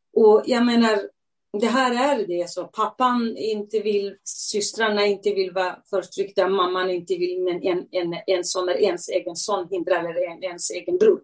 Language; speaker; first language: Swedish; non-native, fluent; Central Kurdish